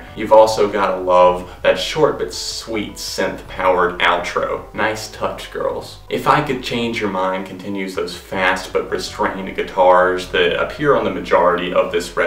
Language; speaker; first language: English; native; English